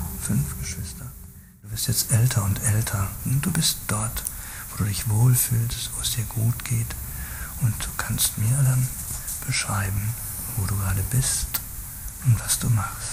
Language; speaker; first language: German; native; German